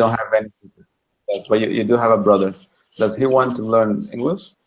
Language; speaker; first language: English; non-native, fluent; Russian